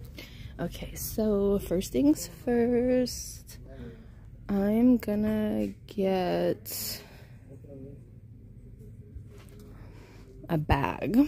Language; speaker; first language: English; native; English